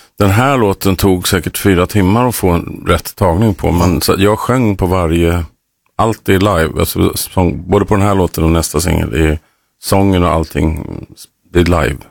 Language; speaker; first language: Swedish; native; Swedish